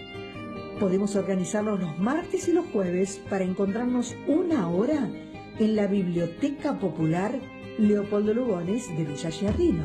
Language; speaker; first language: Spanish; native; Spanish